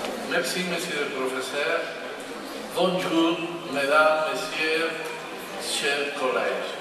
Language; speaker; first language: French; non-native, fluent; Spanish